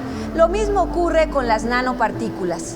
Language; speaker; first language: Spanish; native; Spanish